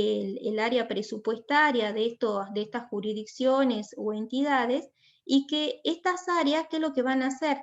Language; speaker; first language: Spanish; native; Spanish